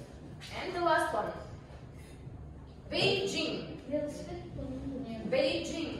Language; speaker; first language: English; non-native, learner; Kazakh